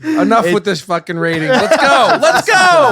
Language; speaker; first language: English; native; English